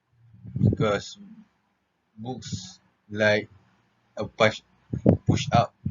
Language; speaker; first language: English; non-native, local second language; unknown